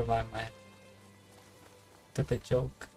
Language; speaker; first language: English; non-native, learner; Japanese